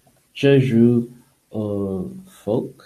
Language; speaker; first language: French; non-native, learner; English